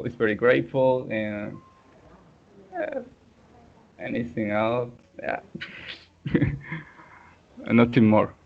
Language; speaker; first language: English; non-native, learner; Spanish